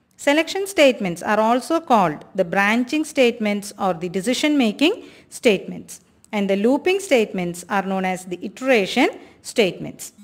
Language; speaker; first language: English; non-native, local second language; Malayalam